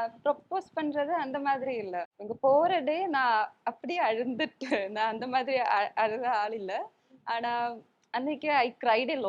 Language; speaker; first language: Tamil; non-native, local second language; Malayalam